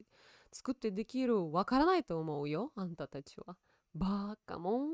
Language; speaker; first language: Japanese; non-native, learner; Russian